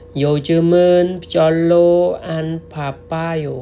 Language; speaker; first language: Korean; non-native, learner; Khmer